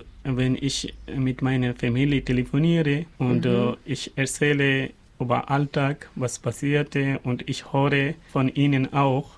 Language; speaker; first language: German; non-native, learner; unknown